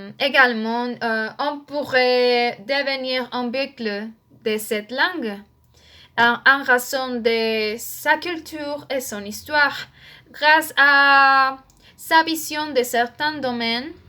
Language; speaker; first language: French; non-native, learner; Spanish